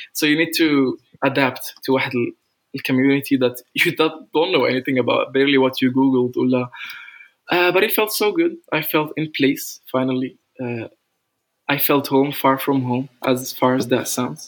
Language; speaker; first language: English; non-native, fluent; Arabic